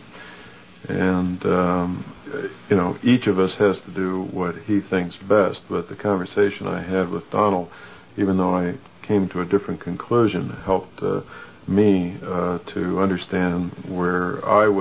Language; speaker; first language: English; native; English